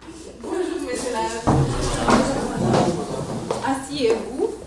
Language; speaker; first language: French; non-native, fluent; Hungarian